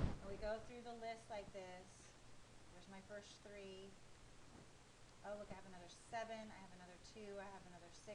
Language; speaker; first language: English; native; English